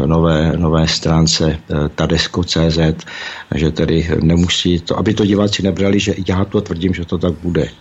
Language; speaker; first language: Czech; native; Czech